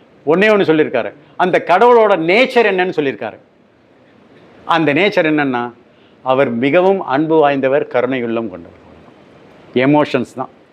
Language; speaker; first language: Tamil; native; Tamil